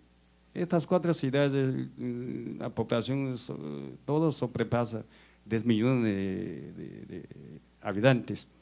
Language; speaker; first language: Spanish; non-native, fluent; Chinese